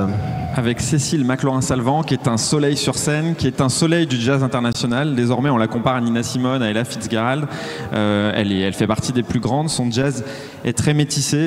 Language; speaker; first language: French; native; French